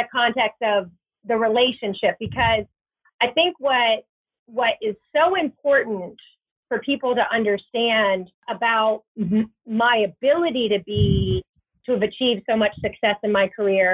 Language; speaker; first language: English; native; English